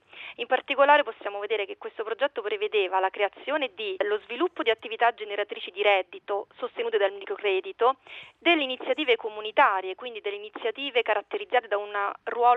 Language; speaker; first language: Italian; native; Italian